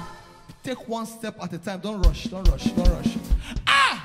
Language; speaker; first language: English; non-native, local second language; Igbo